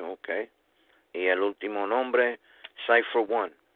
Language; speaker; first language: Spanish; early bilingual, heritage; Spanish